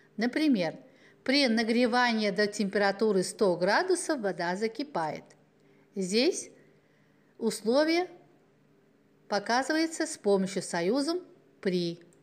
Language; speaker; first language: Russian; non-native, local second language; Uzbek